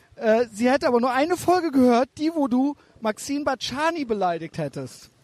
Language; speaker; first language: German; native; German